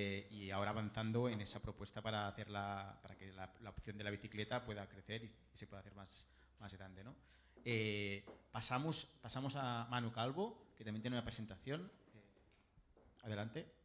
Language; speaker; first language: Spanish; native; Spanish